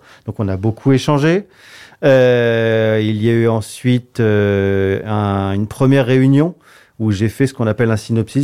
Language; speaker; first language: French; native; French